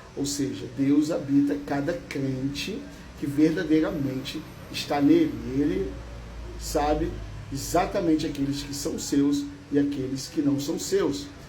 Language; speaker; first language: Portuguese; native; Portuguese